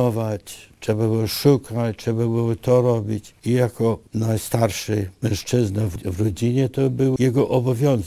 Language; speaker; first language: Polish; early bilingual, other home language; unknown